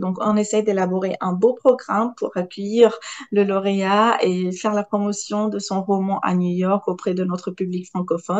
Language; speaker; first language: French; non-native, local second language; Arabic